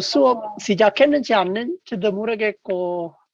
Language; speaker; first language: Korean; non-native, learner; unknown